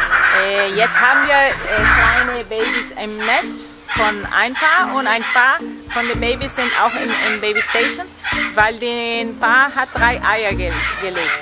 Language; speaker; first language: German; non-native, learner; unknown